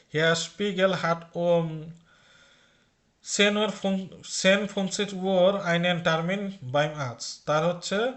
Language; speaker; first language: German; non-native, learner; Bangla